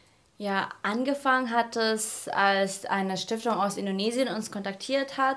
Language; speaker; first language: German; non-native, fluent; Indonesian